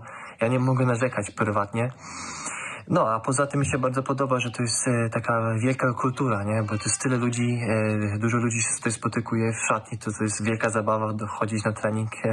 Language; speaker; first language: Polish; early bilingual, heritage; German